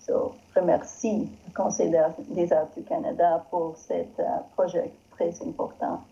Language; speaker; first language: French; non-native, learner; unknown